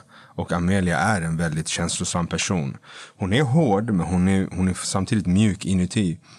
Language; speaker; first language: Swedish; native; Swedish